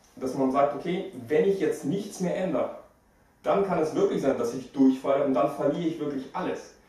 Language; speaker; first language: German; early bilingual, other home language; Russian